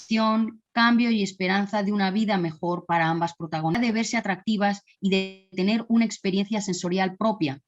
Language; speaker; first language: Spanish; native; Spanish